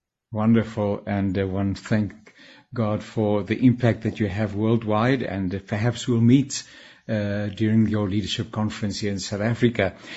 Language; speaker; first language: English; non-native, local second language; Afrikaans